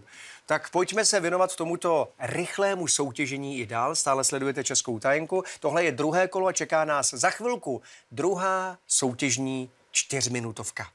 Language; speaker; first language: Czech; native; Czech